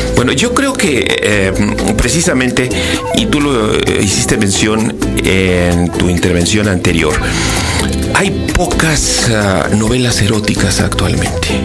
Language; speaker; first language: Spanish; native; Spanish